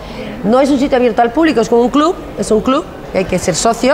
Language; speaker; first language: Spanish; native; Spanish